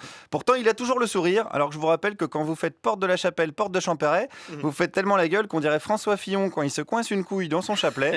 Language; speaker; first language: French; native; French